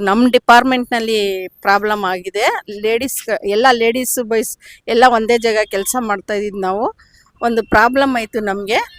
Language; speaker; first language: Kannada; non-native, local second language; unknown